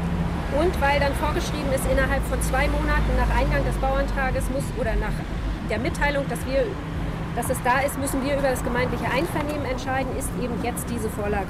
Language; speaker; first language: German; native; German